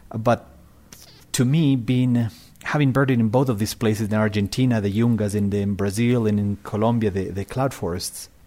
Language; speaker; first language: English; non-native, fluent; Spanish